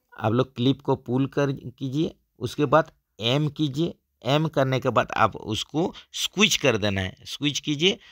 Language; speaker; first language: Hindi; native; Hindi